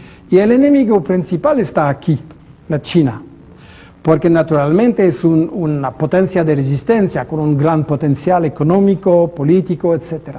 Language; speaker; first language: Spanish; non-native, fluent; French